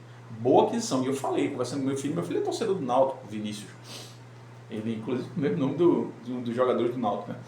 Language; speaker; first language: Portuguese; native; Portuguese